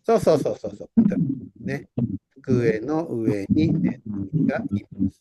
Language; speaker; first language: Japanese; non-native, fluent; Indonesian